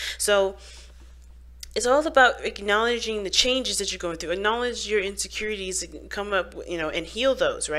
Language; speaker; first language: English; native; English